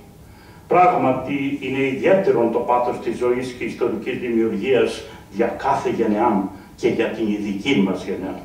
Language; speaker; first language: Greek; native; Greek